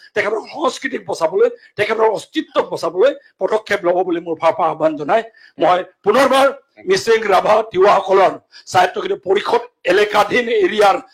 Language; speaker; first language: Assamese; non-native, local second language; Mising